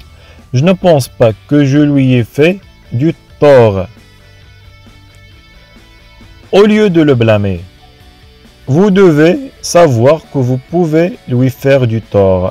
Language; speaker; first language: French; non-native, fluent; Arabic